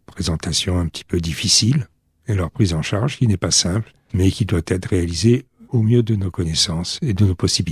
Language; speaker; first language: French; native; French